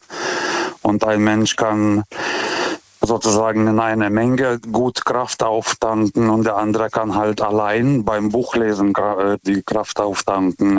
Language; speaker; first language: German; non-native, fluent; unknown